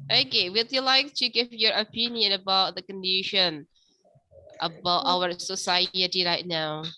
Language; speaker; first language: English; non-native, fluent; Indonesian